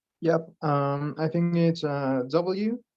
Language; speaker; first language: English; non-native, learner; Spanish